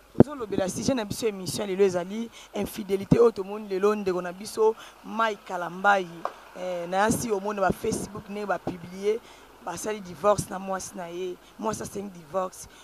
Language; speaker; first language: Lingala; native; Lingala